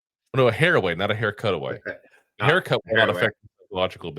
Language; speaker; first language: English; native; English